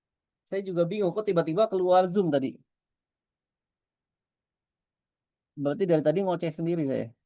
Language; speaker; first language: Indonesian; native; Indonesian